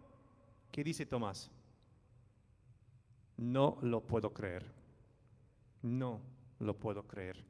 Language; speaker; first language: Spanish; non-native, fluent; English